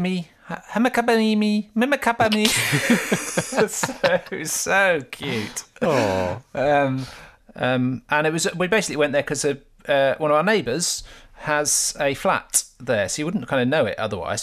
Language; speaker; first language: English; native; English